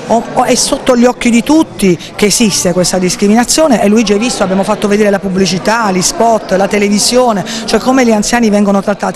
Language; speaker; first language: Italian; native; Italian